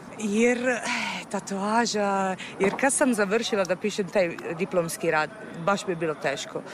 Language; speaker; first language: Serbian; non-native, fluent; Italian